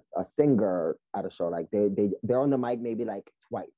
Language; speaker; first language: English; early bilingual, other home language; Spanish